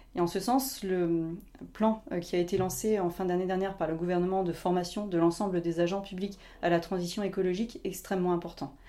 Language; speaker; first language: French; native; French